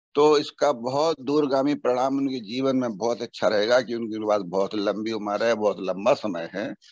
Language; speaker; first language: Hindi; native; Hindi